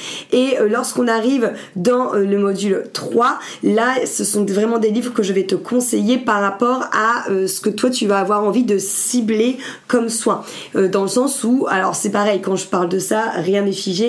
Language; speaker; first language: French; native; French